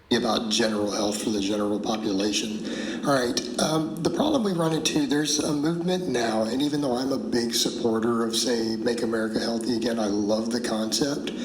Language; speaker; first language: English; native; English